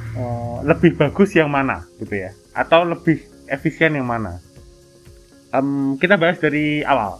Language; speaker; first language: Indonesian; native; Indonesian